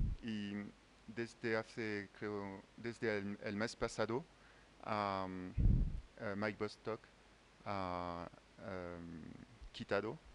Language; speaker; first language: Spanish; non-native, fluent; French